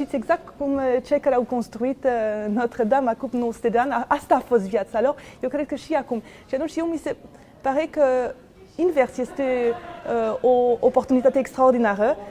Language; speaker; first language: Romanian; non-native, fluent; French